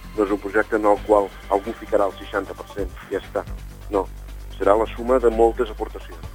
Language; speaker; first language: Catalan; native; Catalan